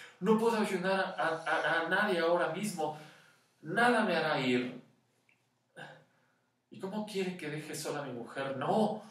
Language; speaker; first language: Spanish; native; Spanish